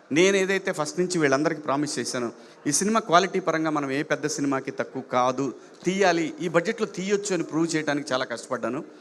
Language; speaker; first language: Telugu; native; Telugu